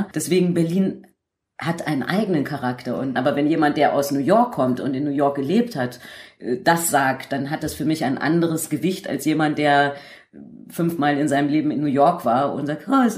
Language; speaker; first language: German; native; German